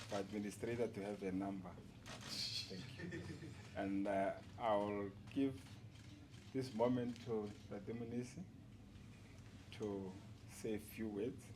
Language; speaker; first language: English; non-native, local second language; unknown